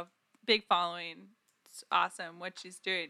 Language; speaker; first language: English; native; English